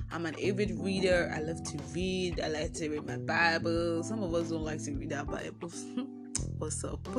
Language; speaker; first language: English; non-native, local second language; Yoruba